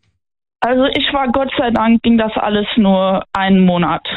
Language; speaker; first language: German; native; German